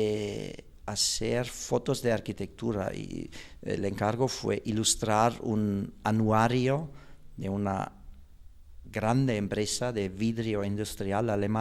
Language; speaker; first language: Spanish; non-native, fluent; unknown